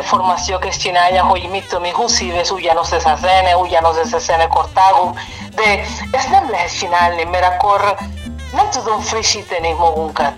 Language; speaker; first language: Hungarian; non-native, learner; Spanish